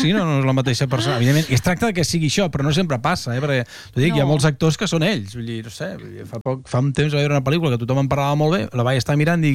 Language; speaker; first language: Catalan; native; Catalan